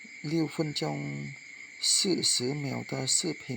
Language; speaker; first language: Chinese; non-native, learner; Khmer